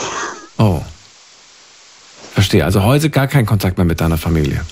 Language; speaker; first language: German; native; German